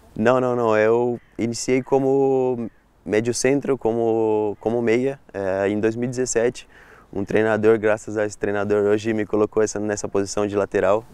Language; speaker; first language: Portuguese; native; Portuguese